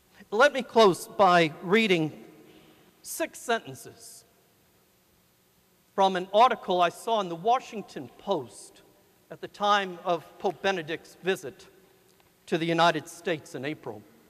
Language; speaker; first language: English; native; English